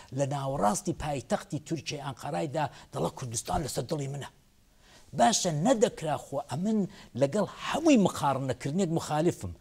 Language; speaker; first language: Central Kurdish; native; Central Kurdish